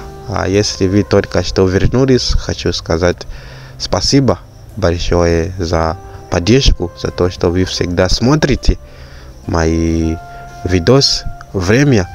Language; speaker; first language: Russian; non-native, fluent; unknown